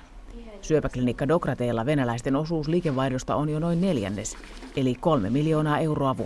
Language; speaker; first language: Finnish; native; Finnish